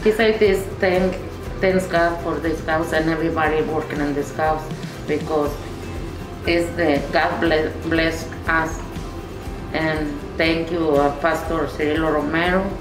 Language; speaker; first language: English; non-native, learner; Spanish